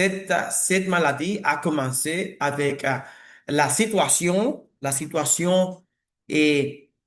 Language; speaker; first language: French; non-native, learner; Spanish